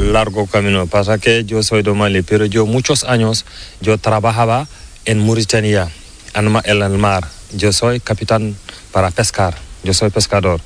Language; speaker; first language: Spanish; non-native, learner; Fula